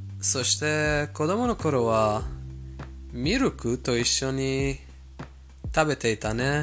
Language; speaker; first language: Japanese; non-native, fluent; Persian